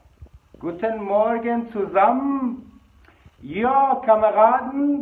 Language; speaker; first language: German; non-native, fluent; Persian